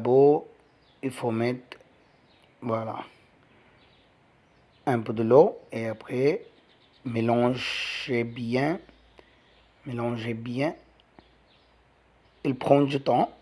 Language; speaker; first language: French; non-native, learner; Tamil